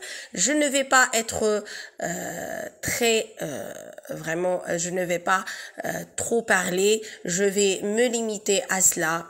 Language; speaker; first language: French; non-native, local second language; Arabic